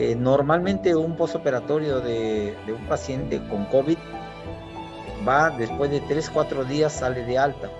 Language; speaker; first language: Spanish; native; Spanish